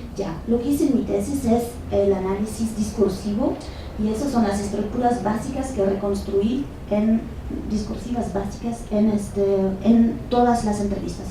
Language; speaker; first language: Spanish; non-native, fluent; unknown